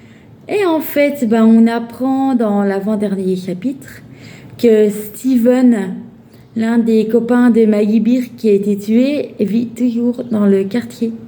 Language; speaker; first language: French; native; French